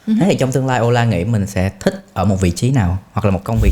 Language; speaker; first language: Vietnamese; native; Vietnamese